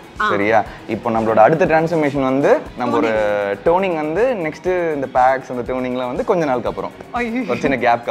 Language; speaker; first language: Tamil; native; Tamil